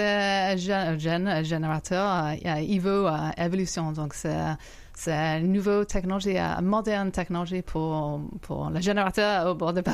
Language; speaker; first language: French; non-native, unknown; English